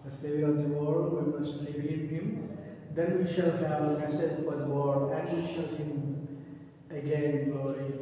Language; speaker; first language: English; non-native, local second language; Telugu